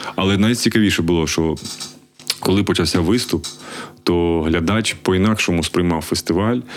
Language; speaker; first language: Ukrainian; native; Ukrainian